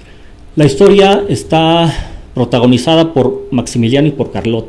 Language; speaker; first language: Spanish; native; Spanish